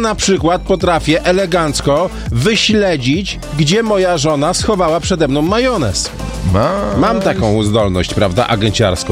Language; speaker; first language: Polish; native; Polish